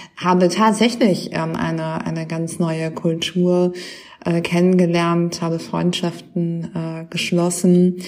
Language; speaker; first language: German; native; German